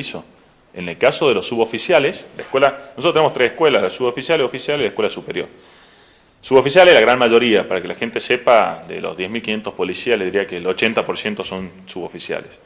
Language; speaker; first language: Spanish; native; Spanish